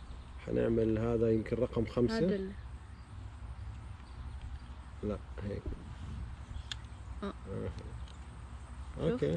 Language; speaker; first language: Arabic; native; Arabic